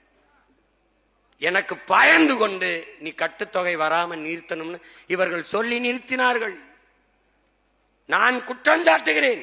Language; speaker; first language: Tamil; native; Tamil